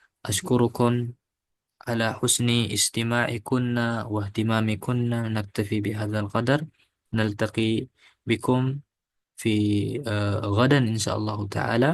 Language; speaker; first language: Arabic; non-native, fluent; Indonesian